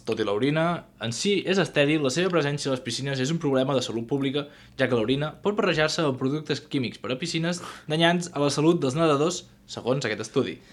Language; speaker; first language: Catalan; native; Catalan